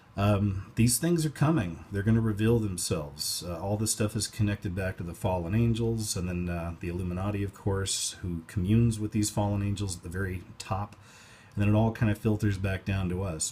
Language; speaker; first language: English; native; English